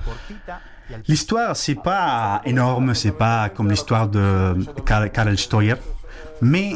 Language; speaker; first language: French; non-native, fluent; Spanish